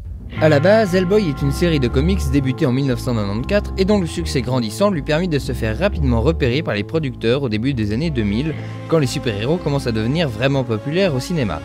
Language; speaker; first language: French; native; French